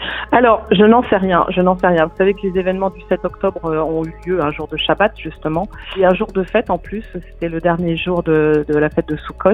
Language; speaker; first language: French; native; French